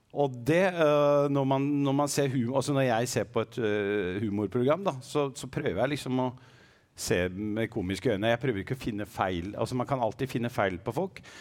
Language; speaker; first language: Norwegian; early bilingual, other home language; Arabic